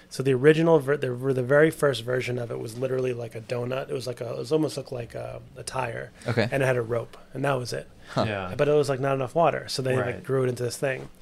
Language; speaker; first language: English; native; English